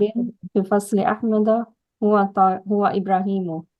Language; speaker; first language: Arabic; non-native, learner; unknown